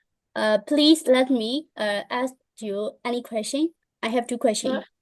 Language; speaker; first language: English; non-native, learner; Burmese